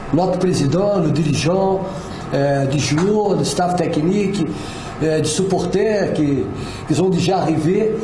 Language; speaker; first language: French; non-native, fluent; Portuguese